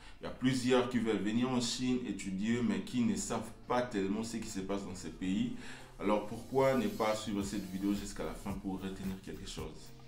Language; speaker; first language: French; non-native, local second language; Lingala